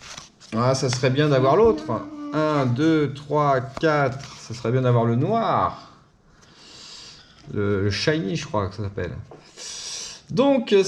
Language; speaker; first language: French; native; French